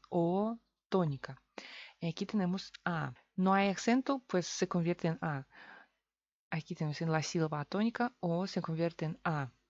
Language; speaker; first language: Spanish; non-native, fluent; Russian